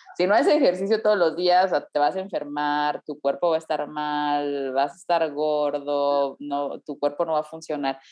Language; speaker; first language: Spanish; native; Spanish